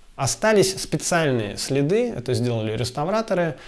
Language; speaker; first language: Russian; native; Russian